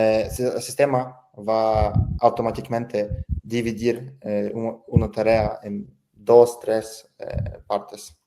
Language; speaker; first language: Spanish; non-native, learner; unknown